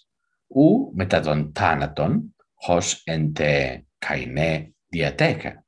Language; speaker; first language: Greek; non-native, fluent; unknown